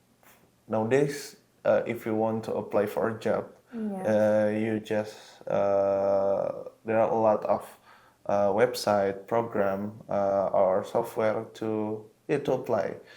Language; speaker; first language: English; non-native, local second language; Indonesian